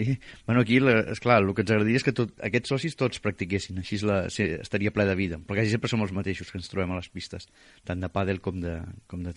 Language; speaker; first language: Catalan; native; Catalan